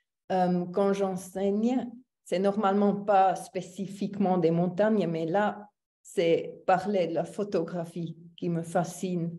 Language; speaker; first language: French; non-native, local second language; German